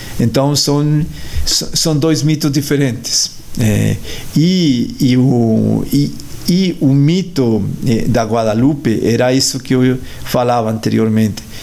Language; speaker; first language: Portuguese; non-native, fluent; Spanish